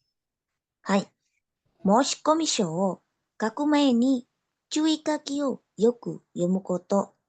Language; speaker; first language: Japanese; non-native, learner; Indonesian